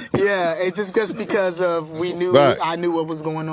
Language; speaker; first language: English; native; English